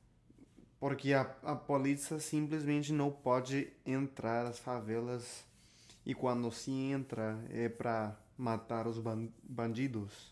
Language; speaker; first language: Portuguese; non-native, learner; Spanish